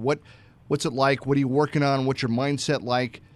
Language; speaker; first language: English; native; English